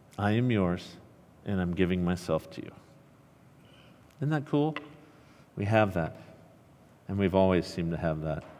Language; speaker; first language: English; native; English